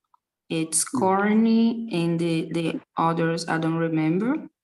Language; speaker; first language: English; non-native, learner; Portuguese